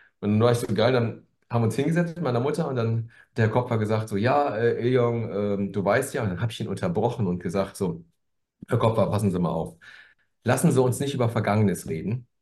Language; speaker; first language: German; early bilingual, other home language; Korean